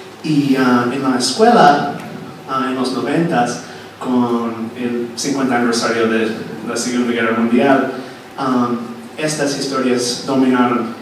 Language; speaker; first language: Spanish; non-native, fluent; English